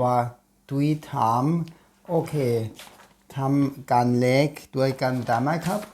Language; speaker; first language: Thai; non-native, learner; German